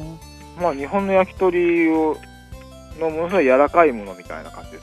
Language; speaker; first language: Japanese; native; Japanese